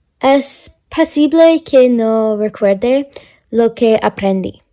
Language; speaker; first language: Spanish; non-native, learner; English